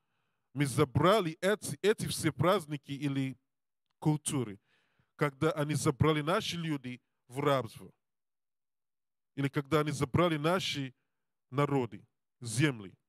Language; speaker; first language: Russian; non-native, learner; English